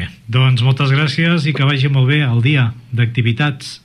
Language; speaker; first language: Catalan; native; Catalan